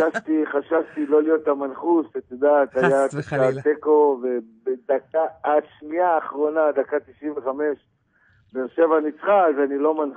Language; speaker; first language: Hebrew; native; Hebrew